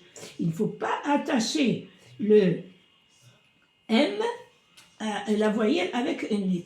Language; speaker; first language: French; non-native, local second language; Arabic